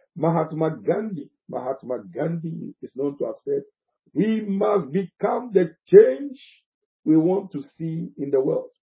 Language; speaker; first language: English; non-native, local second language; Akan